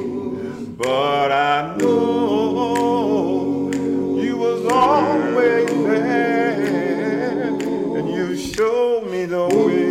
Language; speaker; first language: English; native; English